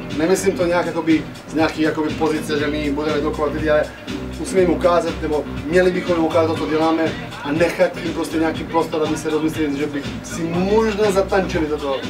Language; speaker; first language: Czech; non-native, fluent; Serbian